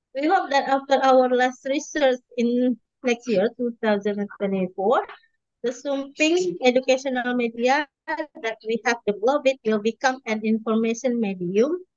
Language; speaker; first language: English; non-native, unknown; Indonesian